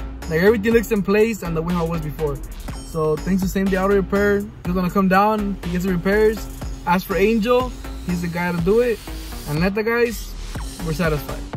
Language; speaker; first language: English; early bilingual, other home language; Spanish